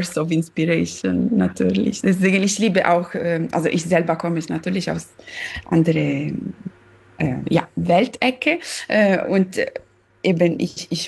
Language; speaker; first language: German; non-native, fluent; Italian